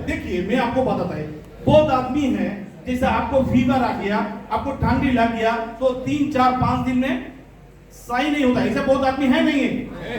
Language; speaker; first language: Hindi; non-native, local second language; Bangla